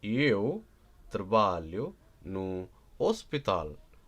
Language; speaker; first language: Portuguese; non-native, learner; Nepali